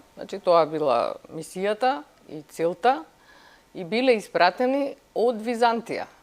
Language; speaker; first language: Macedonian; native; Macedonian